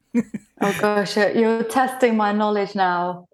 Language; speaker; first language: English; early bilingual, other home language; Bulgarian